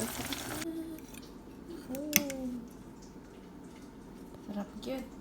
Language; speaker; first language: Filipino; non-native, local second language; Cebuano